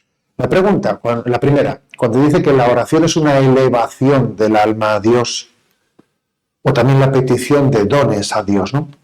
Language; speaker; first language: Spanish; native; Spanish